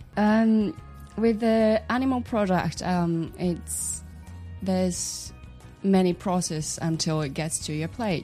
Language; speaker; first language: English; non-native, fluent; Japanese